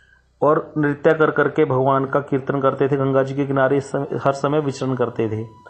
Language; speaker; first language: Hindi; native; Hindi